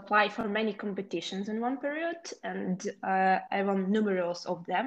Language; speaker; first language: English; non-native, fluent; Ukrainian